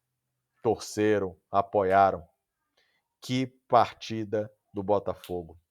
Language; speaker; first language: Portuguese; native; Portuguese